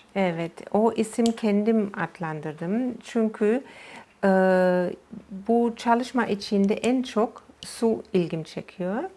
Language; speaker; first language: Turkish; non-native, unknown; German